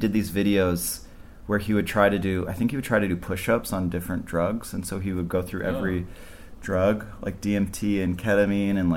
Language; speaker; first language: English; native; English